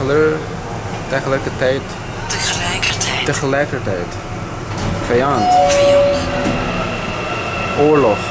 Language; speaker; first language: Dutch; non-native, learner; Portuguese